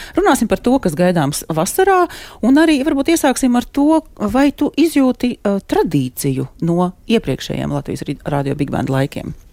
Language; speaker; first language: Latvian; native; Latvian